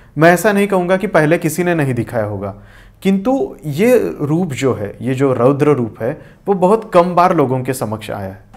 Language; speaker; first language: Hindi; non-native, local second language; Marathi